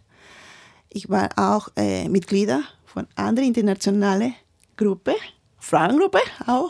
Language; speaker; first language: German; non-native, learner; Spanish